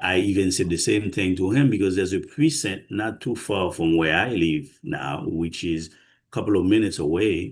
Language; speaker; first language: English; non-native, fluent; Haitian Creole